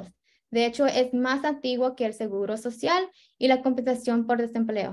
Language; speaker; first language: Spanish; early bilingual, heritage; Spanish